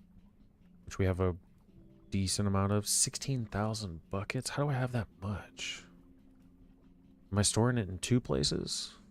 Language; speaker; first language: English; native; English